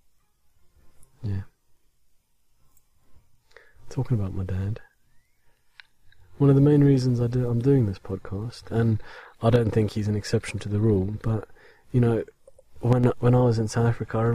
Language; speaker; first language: English; native; English